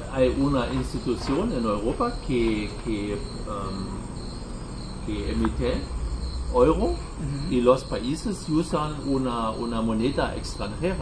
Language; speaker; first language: Spanish; non-native, learner; German